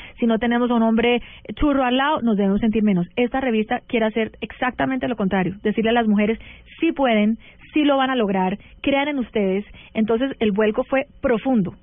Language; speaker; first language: Spanish; early bilingual, heritage; Spanish